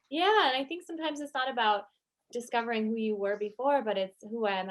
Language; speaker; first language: English; native; English